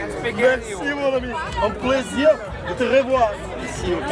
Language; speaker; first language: French; non-native, fluent; Portuguese